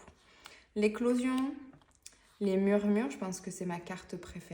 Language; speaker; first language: French; native; French